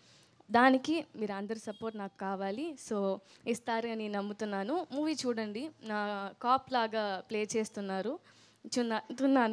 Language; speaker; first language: Telugu; non-native, learner; Tamil